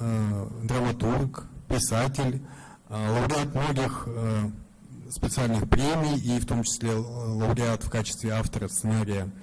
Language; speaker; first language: Russian; native; Russian